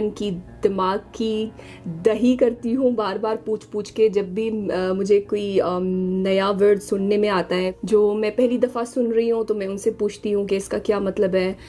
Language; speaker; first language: Hindi; non-native, fluent; Arabic